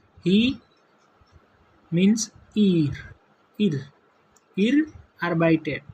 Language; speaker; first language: German; non-native, learner; Gujarati